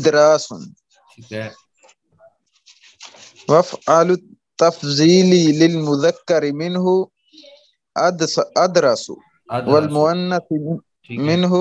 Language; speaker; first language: Arabic; non-native, learner; Urdu